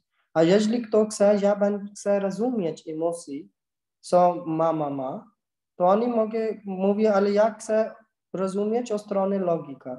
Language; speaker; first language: Polish; non-native, learner; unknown